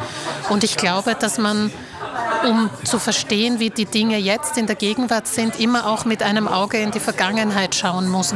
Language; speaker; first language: German; early bilingual, other home language; Slovak